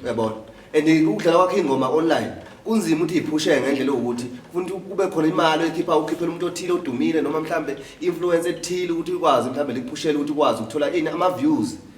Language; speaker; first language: Zulu; native; Zulu